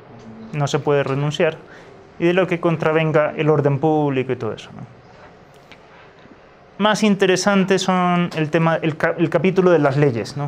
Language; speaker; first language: Spanish; native; Spanish